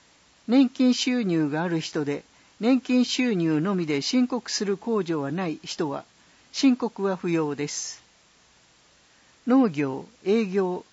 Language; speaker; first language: Japanese; native; Japanese